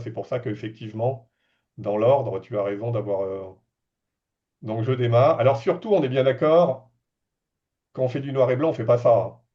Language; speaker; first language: French; native; French